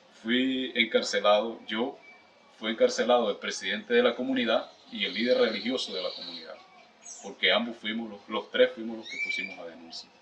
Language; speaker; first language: Spanish; native; Spanish